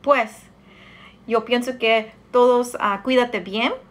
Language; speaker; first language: Spanish; non-native, learner; English